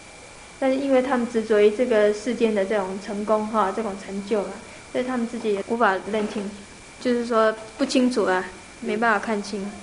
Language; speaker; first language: Chinese; native; Chinese